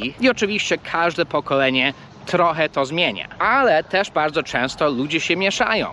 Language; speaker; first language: Polish; early bilingual, heritage; English